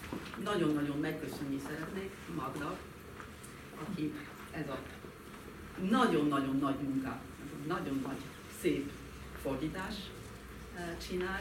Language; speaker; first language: Hungarian; non-native, fluent; French